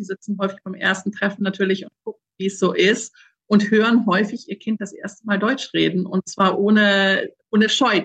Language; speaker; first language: German; native; German